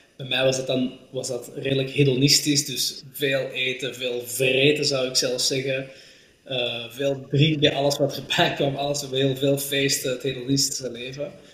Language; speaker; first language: Dutch; native; Dutch